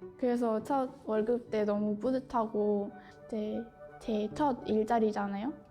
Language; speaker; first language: Korean; early bilingual, other home language; Lao